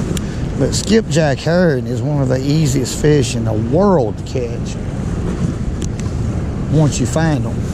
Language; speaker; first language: English; native; English